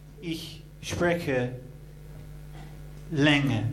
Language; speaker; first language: German; non-native, learner; English